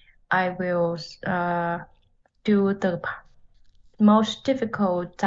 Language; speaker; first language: English; non-native, learner; Vietnamese